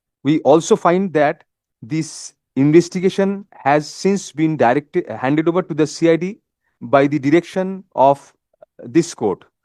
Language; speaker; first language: English; non-native, local second language; Bangla